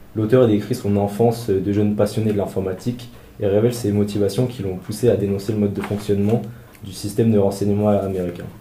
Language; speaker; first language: French; native; French